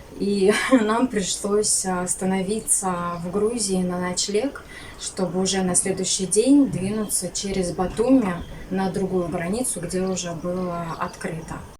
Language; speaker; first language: Russian; native; Russian